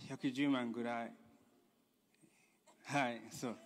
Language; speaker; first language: Japanese; non-native, learner; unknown